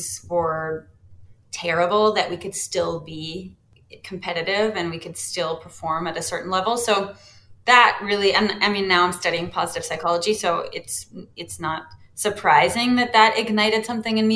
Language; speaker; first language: English; native; English